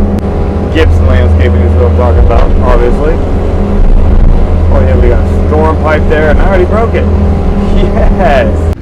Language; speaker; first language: English; native; English